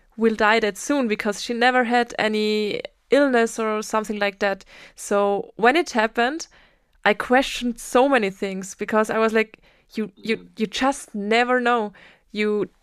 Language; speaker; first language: English; non-native, fluent; German